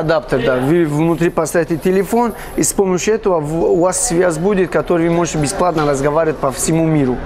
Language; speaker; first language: Russian; non-native, fluent; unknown